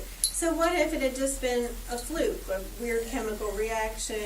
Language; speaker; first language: English; native; English